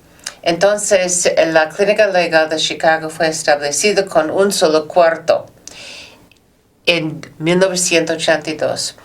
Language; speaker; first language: Spanish; non-native, learner; English